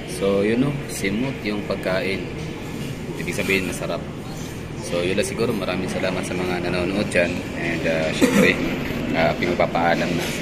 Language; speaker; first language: Filipino; non-native, local second language; Cebuano